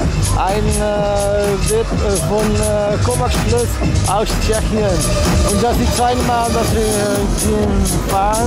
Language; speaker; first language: German; non-native, learner; Dutch